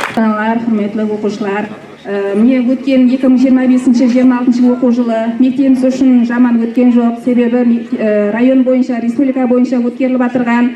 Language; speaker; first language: Uzbek; non-native, local second language; Kara-Kalpak